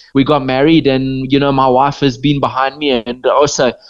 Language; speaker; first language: English; native; English